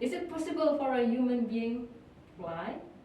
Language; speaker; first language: English; non-native, fluent; Indonesian